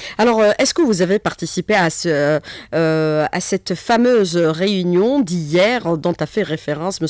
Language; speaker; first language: French; non-native, local second language; Arabic